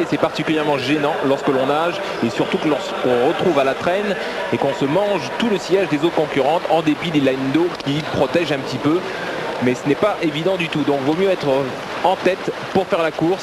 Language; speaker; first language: French; native; French